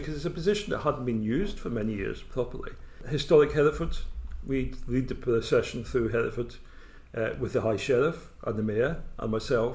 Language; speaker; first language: English; native; English